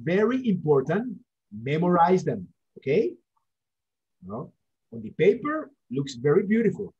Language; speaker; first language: English; non-native, fluent; Spanish